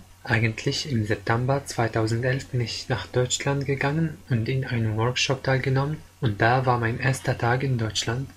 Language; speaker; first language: German; non-native, fluent; Arabic